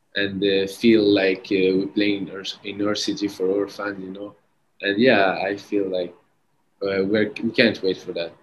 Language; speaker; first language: English; early bilingual, other home language; Arabic